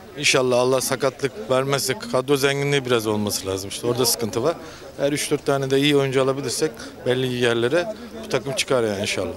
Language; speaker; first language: Turkish; native; Turkish